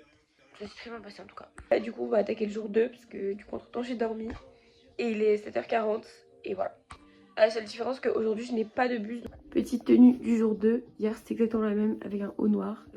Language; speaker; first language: French; native; French